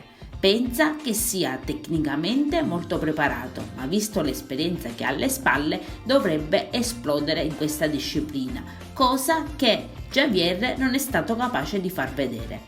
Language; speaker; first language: Italian; native; Italian